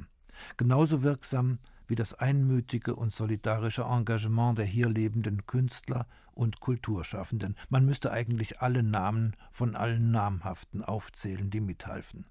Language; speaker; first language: German; native; German